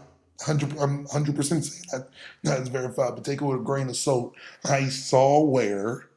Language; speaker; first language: English; native; English